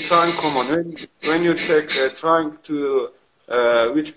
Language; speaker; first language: English; non-native, learner; Kurdish